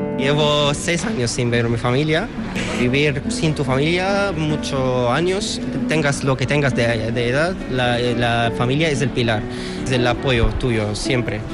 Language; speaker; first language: Spanish; non-native, fluent; Arabic